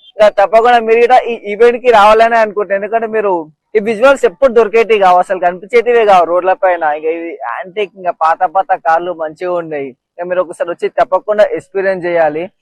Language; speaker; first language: Telugu; native; Telugu